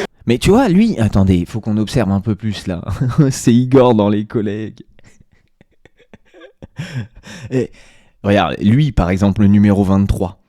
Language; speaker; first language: French; native; French